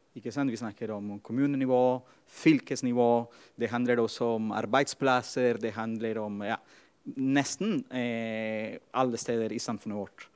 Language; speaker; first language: Norwegian; non-native, fluent; Spanish